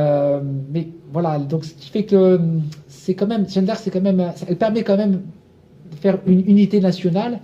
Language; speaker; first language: French; native; French